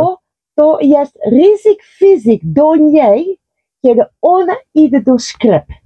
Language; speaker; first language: Polish; non-native, learner; Dutch